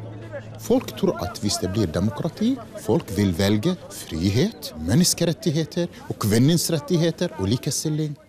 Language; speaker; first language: Norwegian; non-native, fluent; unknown